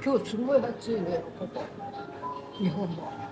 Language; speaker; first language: Japanese; native; Japanese